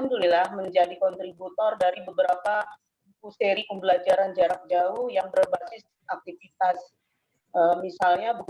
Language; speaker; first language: Indonesian; native; Indonesian